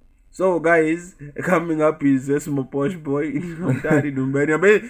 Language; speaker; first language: English; non-native, local second language; Swahili